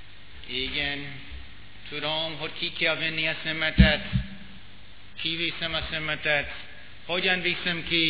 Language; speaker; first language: Hungarian; non-native, fluent; English